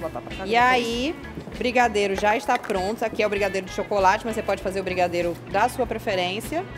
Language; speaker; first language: Portuguese; native; Portuguese